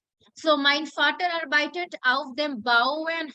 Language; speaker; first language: German; non-native, fluent; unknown